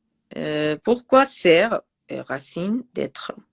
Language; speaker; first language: French; non-native, fluent; Persian